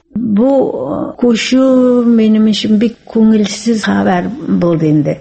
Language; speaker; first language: Tatar; native; Tatar